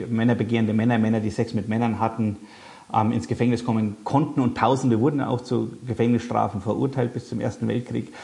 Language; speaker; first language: German; native; German